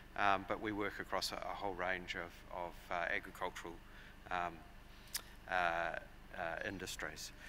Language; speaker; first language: English; native; English